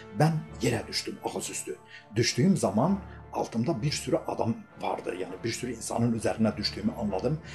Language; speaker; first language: Turkish; non-native, local second language; Kurdish